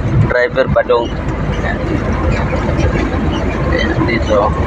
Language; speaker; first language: Filipino; non-native, local second language; Hiligaynon